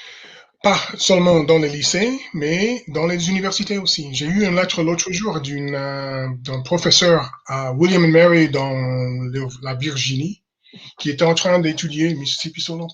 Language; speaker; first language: French; non-native, fluent; English